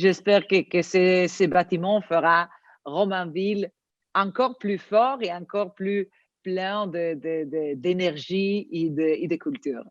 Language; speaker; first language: French; non-native, learner; Italian